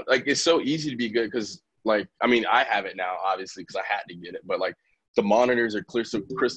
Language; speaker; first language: English; native; English